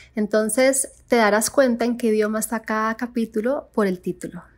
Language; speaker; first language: Spanish; native; Spanish